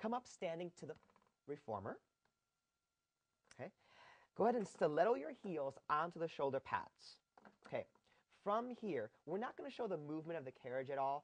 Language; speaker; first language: English; native; English